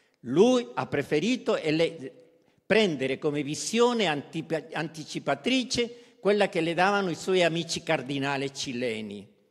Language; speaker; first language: Italian; non-native, fluent; Spanish